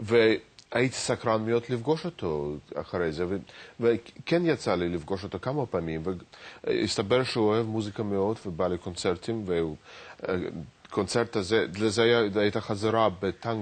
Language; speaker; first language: Hebrew; non-native, fluent; Russian